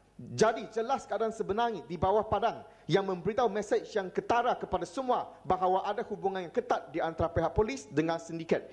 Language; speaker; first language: Malay; non-native, local second language; Chinese